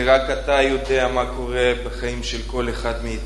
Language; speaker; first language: Hebrew; non-native, fluent; Russian